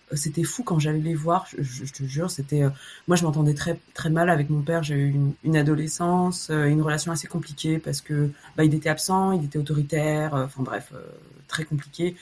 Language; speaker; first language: French; early bilingual, other home language; Chinese